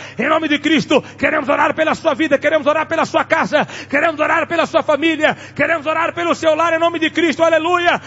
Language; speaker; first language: Portuguese; non-native, local second language; Tsonga